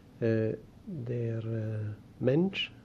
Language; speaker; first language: German; non-native, learner; Greek